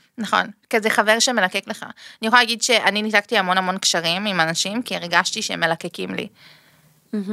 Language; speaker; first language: Hebrew; early bilingual, other home language; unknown